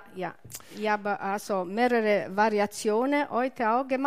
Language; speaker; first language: German; non-native, learner; Italian